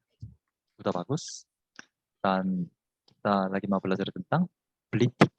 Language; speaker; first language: Indonesian; non-native, fluent; Korean